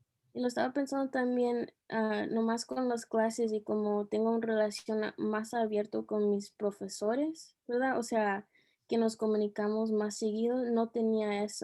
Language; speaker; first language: Spanish; early bilingual, heritage; Spanish